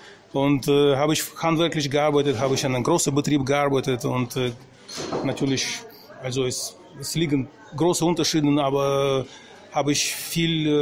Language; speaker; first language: German; non-native, fluent; Russian